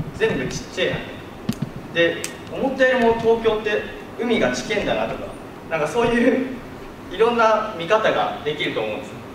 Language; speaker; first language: Japanese; native; Japanese